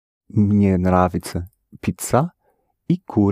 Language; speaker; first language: Russian; non-native, learner; English